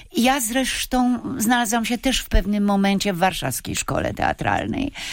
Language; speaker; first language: Polish; native; Polish